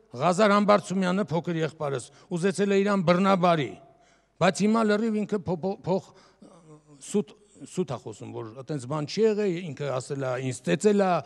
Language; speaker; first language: Armenian; native; Armenian